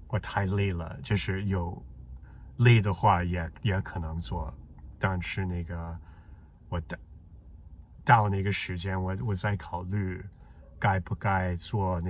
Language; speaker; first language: Chinese; non-native, fluent; English